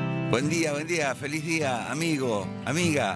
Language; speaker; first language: Spanish; native; Spanish